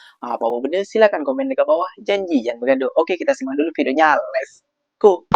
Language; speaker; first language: Indonesian; native; Indonesian